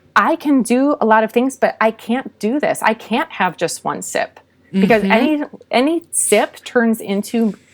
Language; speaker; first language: English; native; English